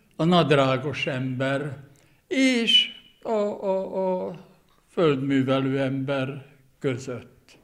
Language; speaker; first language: Hungarian; native; Hungarian